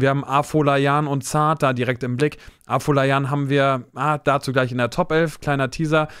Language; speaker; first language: German; native; German